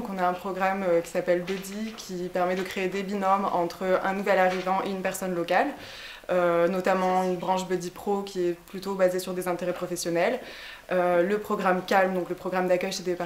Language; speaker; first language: French; native; French